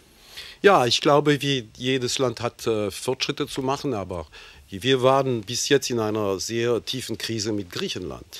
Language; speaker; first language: German; non-native, fluent; French